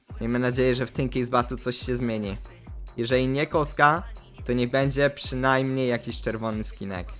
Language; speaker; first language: Polish; native; Polish